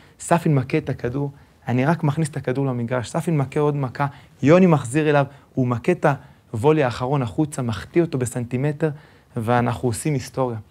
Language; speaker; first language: Hebrew; early bilingual, other home language; Spanish